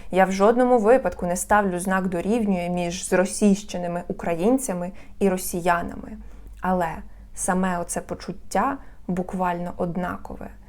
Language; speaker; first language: Ukrainian; non-native, local second language; Russian